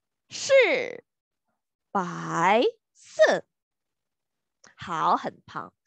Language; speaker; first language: Chinese; non-native, fluent; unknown